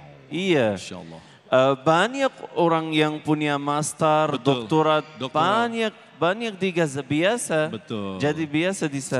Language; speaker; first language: Indonesian; non-native, learner; Arabic